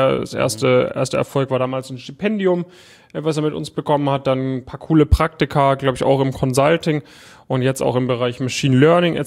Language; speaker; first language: German; native; German